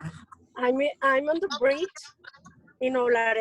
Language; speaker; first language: English; non-native, learner; Spanish